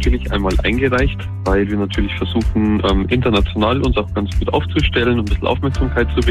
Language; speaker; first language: German; native; German